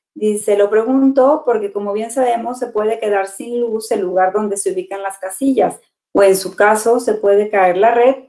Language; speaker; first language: Spanish; native; Spanish